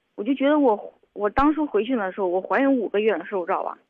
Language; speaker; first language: Chinese; native; Chinese